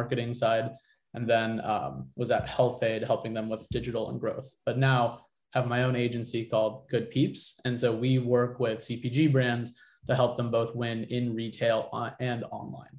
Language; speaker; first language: English; native; English